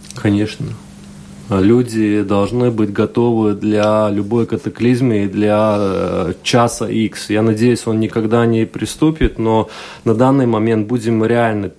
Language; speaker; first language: Russian; non-native, local second language; Latvian